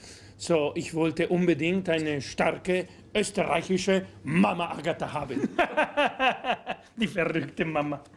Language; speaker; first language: German; non-native, fluent; Spanish